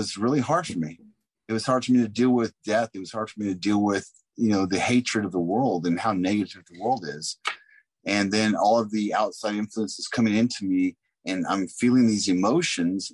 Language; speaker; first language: English; native; English